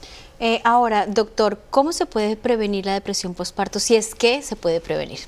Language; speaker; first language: Spanish; native; Spanish